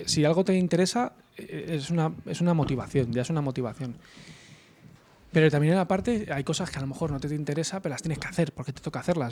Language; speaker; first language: Spanish; native; Spanish